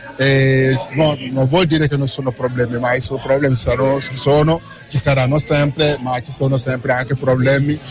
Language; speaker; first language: Italian; non-native, fluent; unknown